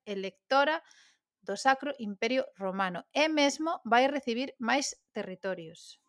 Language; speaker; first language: Galician; native; Galician